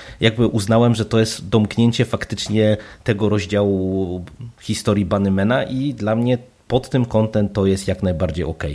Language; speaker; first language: Polish; native; Polish